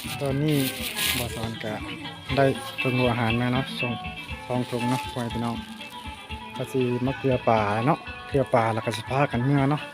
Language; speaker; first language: Thai; non-native, local second language; Lao